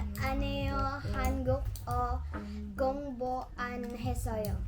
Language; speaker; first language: Korean; non-native, learner; Cebuano